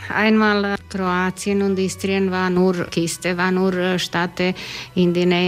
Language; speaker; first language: German; non-native, learner; Croatian